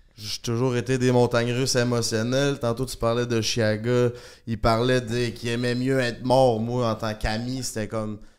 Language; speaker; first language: French; native; French